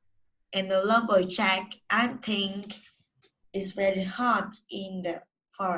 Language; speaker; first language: English; non-native, learner; Vietnamese